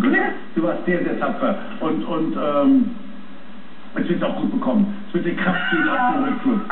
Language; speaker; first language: German; native; German